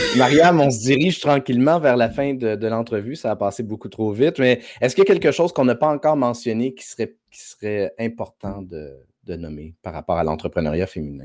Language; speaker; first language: French; native; French